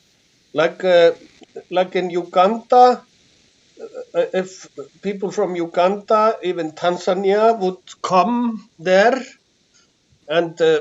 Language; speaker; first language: English; non-native, fluent; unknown